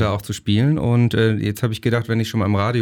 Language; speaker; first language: German; native; German